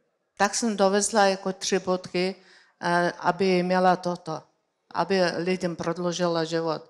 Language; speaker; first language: Czech; non-native, learner; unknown